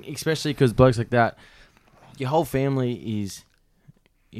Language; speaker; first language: English; native; English